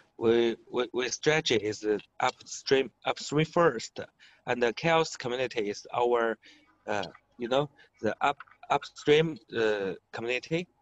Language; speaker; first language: English; non-native, learner; Chinese